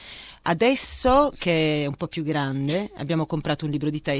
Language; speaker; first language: Italian; native; Italian